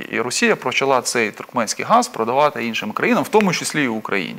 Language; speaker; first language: Ukrainian; native; Ukrainian